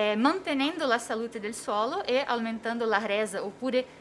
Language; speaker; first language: Italian; non-native, fluent; Portuguese